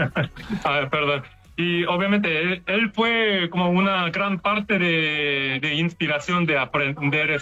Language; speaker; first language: Spanish; non-native, learner; Korean